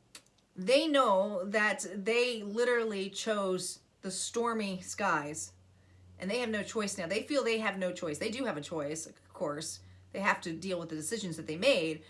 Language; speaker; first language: English; native; English